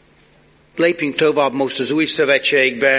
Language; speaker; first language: Hungarian; non-native, fluent; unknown